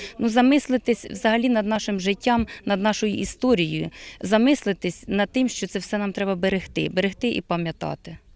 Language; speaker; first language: Ukrainian; native; Ukrainian